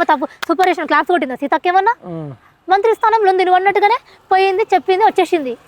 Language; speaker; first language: Telugu; native; Telugu